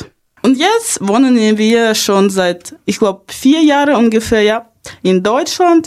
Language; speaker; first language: German; non-native, fluent; Ukrainian